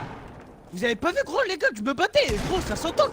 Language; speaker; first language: French; native; French